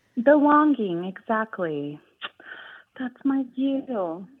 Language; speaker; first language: English; early bilingual, other home language; Filipino